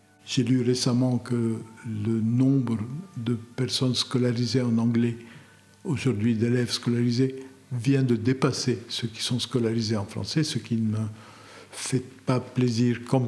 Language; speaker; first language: French; non-native, local second language; Arabic